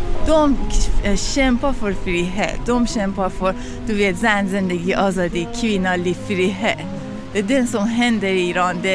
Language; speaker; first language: Swedish; non-native, fluent; Persian